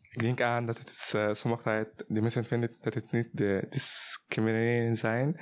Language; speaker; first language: Dutch; non-native, learner; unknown